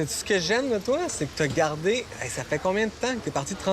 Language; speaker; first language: French; native; French